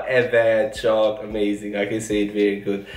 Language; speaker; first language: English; non-native, fluent; Italian